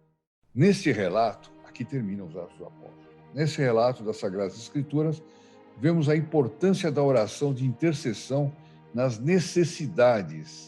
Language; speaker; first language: Portuguese; native; Portuguese